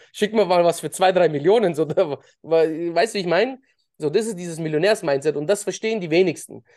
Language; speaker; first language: German; early bilingual, other home language; Russian